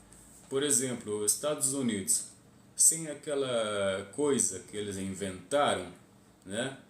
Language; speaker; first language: Portuguese; non-native, fluent; Arabic